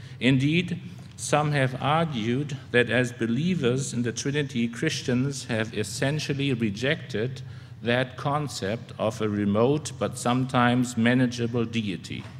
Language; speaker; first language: English; non-native, fluent; German